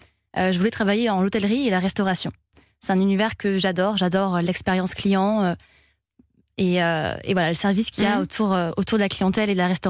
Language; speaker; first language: French; native; French